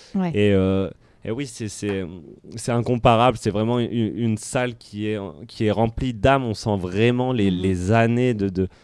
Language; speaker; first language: French; native; French